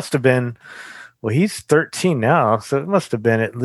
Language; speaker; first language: English; native; English